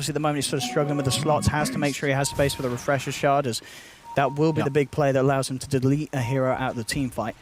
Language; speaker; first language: English; native; English